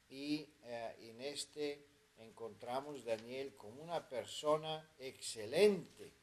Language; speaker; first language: Spanish; non-native, fluent; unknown